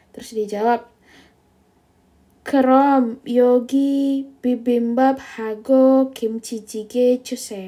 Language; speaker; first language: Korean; non-native, fluent; Indonesian